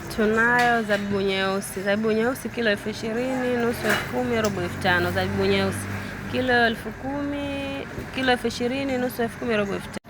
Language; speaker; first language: Swahili; native; Swahili